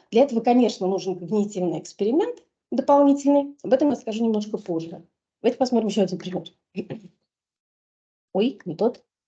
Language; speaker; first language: Russian; native; Russian